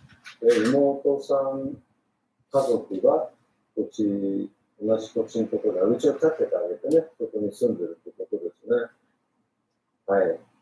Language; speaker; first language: Japanese; native; Japanese